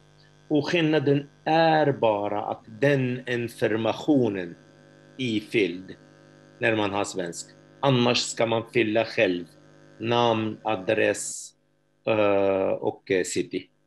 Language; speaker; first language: Swedish; non-native, fluent; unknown